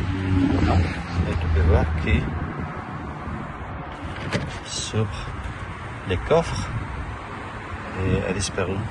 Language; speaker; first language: French; non-native, learner; Spanish